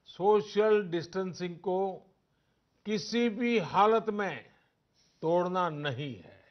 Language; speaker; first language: Hindi; non-native, local second language; Gujarati